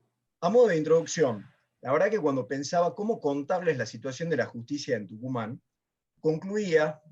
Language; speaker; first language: Spanish; native; Spanish